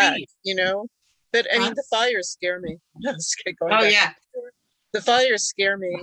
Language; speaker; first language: English; early bilingual, other home language; Hungarian